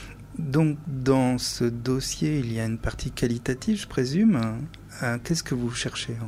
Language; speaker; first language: French; native; French